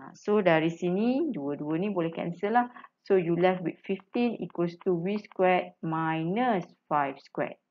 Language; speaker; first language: English; non-native, local second language; Malay